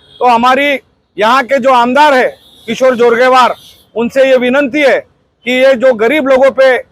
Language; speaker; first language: Hindi; non-native, local second language; Marathi